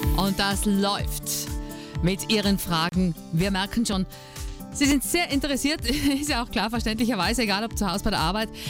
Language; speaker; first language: German; native; German